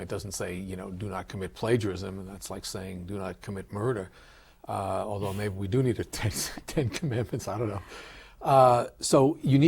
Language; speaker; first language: English; native; English